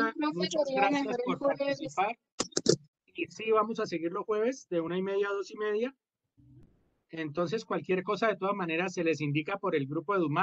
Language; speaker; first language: Spanish; native; Spanish